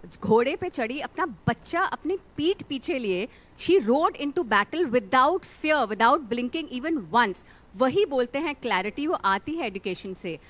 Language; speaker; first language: Hindi; native; Hindi